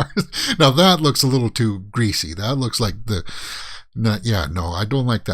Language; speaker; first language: English; native; English